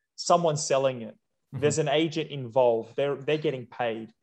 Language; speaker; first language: English; native; English